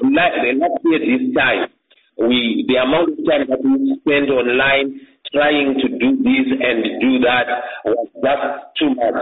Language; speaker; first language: English; non-native, local second language; Shona